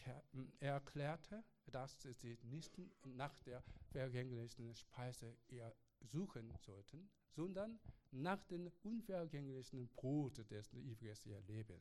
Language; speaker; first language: German; non-native, learner; Korean